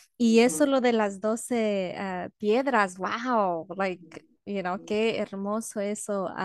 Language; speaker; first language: Spanish; early bilingual, heritage; Spanish